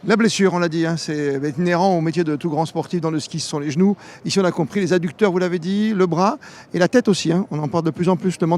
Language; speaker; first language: French; native; French